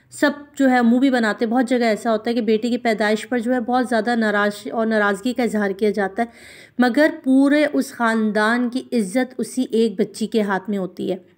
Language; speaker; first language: Urdu; non-native, local second language; Punjabi